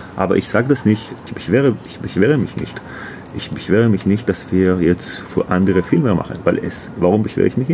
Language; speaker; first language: German; non-native, learner; Hebrew